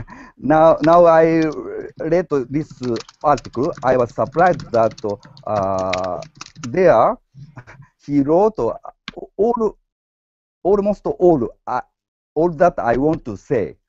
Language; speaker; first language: English; non-native, learner; Japanese